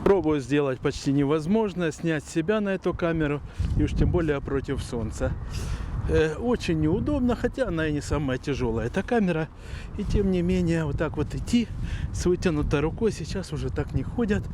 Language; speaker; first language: Russian; native; Russian